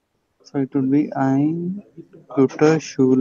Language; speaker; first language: German; non-native, learner; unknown